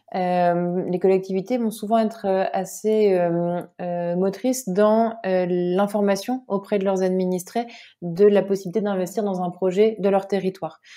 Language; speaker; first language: French; native; French